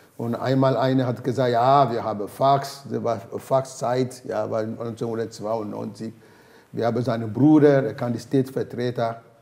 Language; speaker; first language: German; non-native, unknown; Ewe